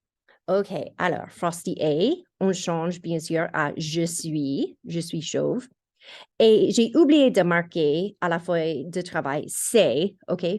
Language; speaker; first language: French; non-native, fluent; English